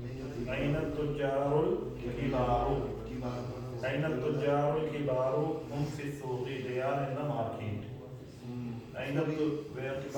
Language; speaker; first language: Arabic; non-native, fluent; Urdu